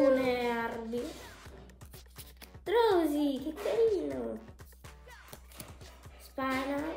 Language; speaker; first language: Italian; native; Italian